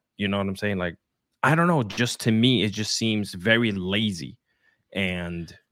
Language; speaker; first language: English; non-native, fluent; Spanish